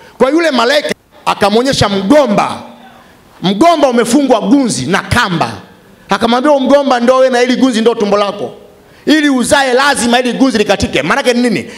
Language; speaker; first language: Swahili; native; Swahili